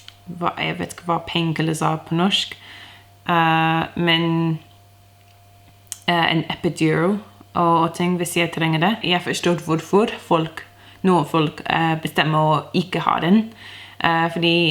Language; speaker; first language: Norwegian; non-native, fluent; English